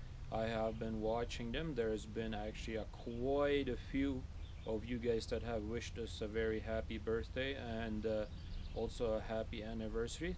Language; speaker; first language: English; non-native, fluent; Low German